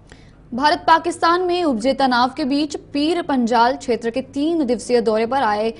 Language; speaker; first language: Hindi; native; Hindi